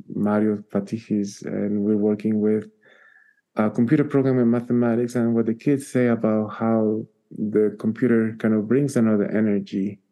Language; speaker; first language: English; non-native, fluent; Spanish